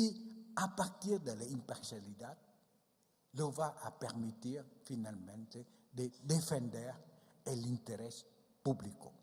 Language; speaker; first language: Spanish; non-native, fluent; Vietnamese